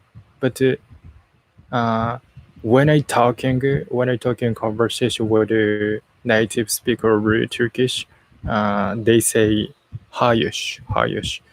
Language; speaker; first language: English; non-native, learner; Japanese